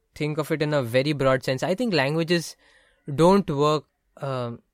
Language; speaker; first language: English; non-native, local second language; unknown